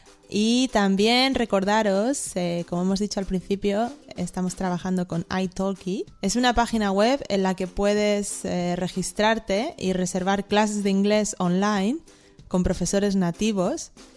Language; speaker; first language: Spanish; native; Spanish